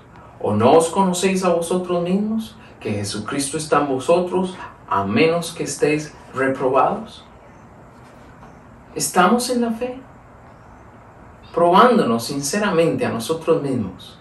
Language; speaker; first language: Spanish; native; Spanish